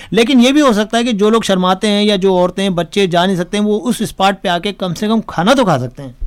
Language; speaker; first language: Urdu; native; Urdu